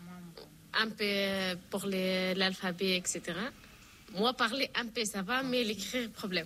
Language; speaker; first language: French; non-native, learner; Arabic